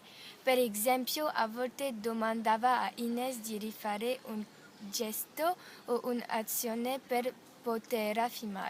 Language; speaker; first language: Italian; non-native, learner; French